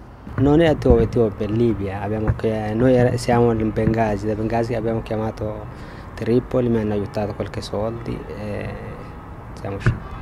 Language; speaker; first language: Italian; non-native, learner; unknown